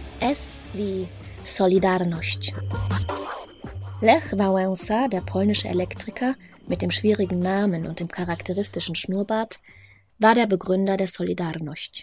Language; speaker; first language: German; native; German